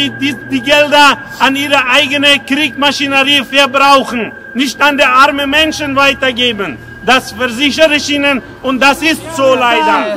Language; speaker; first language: German; non-native, fluent; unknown